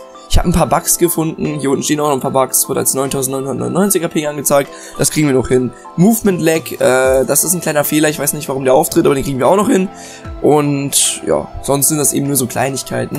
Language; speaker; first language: German; native; German